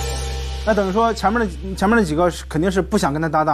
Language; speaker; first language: Chinese; native; Chinese